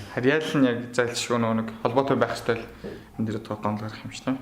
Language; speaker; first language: Mongolian; native; Mongolian